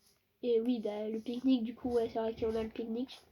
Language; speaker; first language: French; native; French